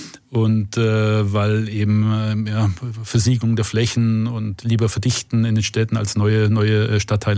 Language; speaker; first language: German; native; German